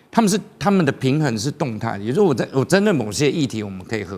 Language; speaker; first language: Chinese; native; Chinese